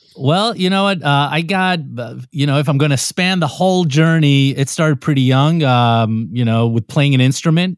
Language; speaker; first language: English; non-native, fluent; Hebrew